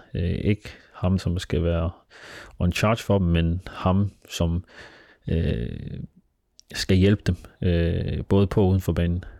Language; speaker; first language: Danish; early bilingual, other home language; Somali